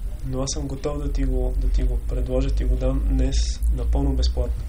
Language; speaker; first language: Bulgarian; native; Bulgarian